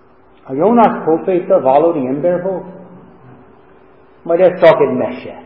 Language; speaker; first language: Hungarian; non-native, fluent; English